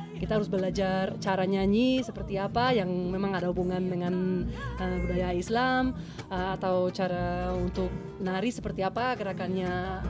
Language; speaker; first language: Indonesian; non-native, fluent; Spanish